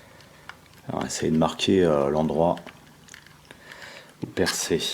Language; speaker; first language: French; native; French